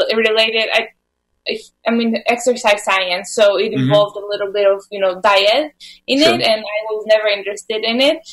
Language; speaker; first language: English; non-native, fluent; Greek